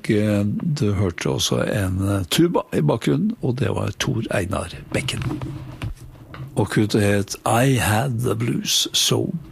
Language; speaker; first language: Norwegian; native; Norwegian